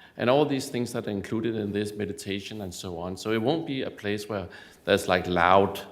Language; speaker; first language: English; non-native, fluent; Danish